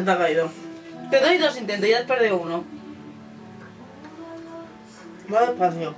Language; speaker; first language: Spanish; native; Spanish